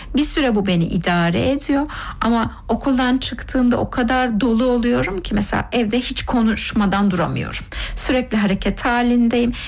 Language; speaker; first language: Turkish; native; Turkish